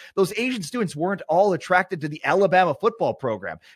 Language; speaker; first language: English; native; English